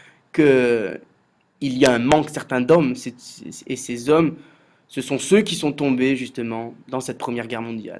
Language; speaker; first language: French; native; French